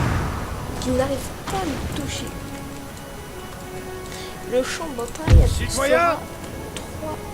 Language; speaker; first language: French; native; French